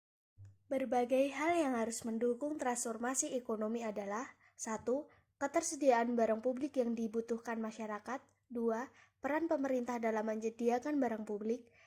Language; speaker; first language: Indonesian; native; Indonesian